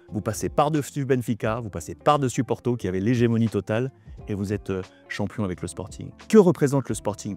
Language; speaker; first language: French; native; French